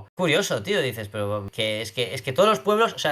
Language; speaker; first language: Spanish; native; Spanish